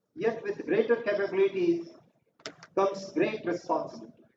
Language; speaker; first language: English; non-native, local second language; Hindi